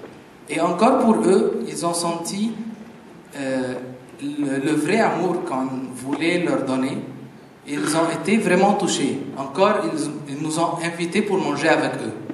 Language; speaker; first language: French; non-native, fluent; Arabic